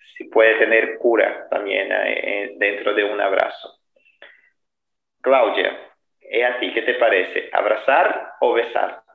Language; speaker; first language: Spanish; non-native, fluent; Portuguese